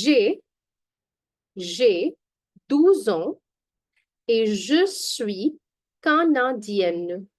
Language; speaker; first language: French; non-native, fluent; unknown